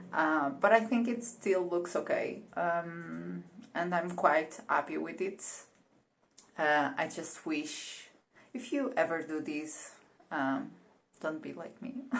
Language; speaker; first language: English; non-native, fluent; Portuguese